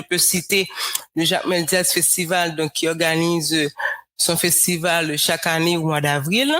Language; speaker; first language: French; non-native, local second language; Haitian Creole